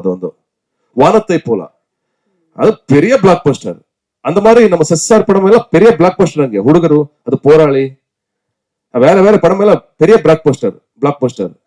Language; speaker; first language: Tamil; non-native, learner; Kannada